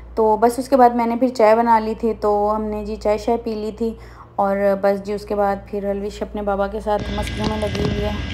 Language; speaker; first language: Urdu; native; Urdu